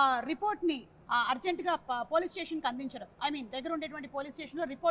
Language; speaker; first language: Telugu; native; Telugu